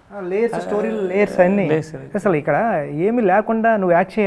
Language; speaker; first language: Telugu; native; Telugu